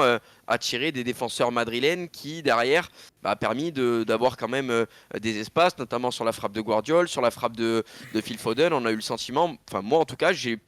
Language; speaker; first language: French; native; French